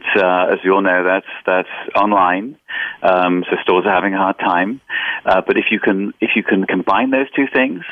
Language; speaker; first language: English; native; English